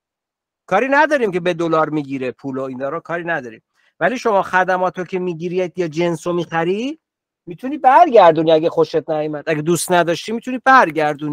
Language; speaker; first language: Persian; native; Persian